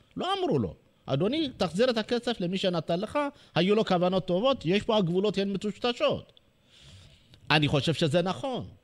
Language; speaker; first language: Hebrew; non-native, fluent; Amharic